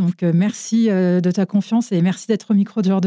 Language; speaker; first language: French; native; French